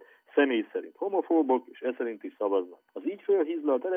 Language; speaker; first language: Hungarian; native; Hungarian